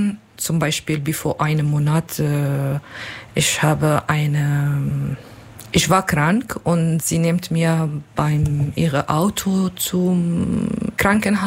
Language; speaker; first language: German; non-native, learner; Kurdish